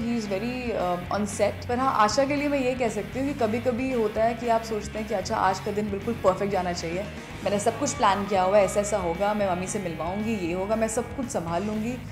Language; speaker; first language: Hindi; native; Hindi